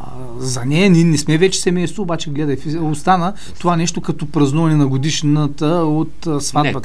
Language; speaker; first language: Bulgarian; native; Bulgarian